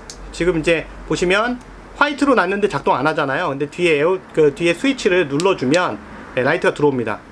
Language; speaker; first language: Korean; native; Korean